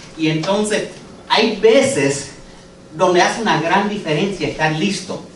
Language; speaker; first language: Spanish; non-native, fluent; English